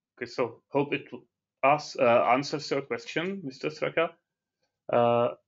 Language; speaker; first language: English; non-native, fluent; Czech